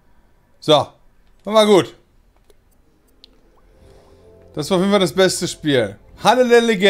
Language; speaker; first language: German; native; German